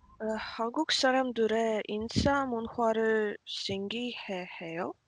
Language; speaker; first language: Korean; non-native, learner; Latvian